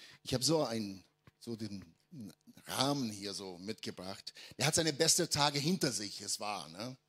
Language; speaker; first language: German; non-native, fluent; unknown